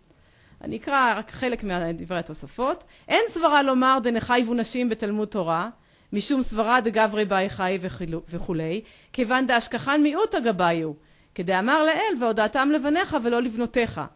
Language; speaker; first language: Hebrew; native; Hebrew